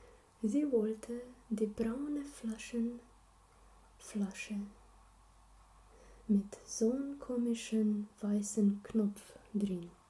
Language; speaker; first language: German; non-native, learner; Slovenian